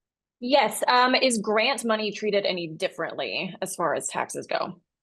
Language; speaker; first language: English; native; English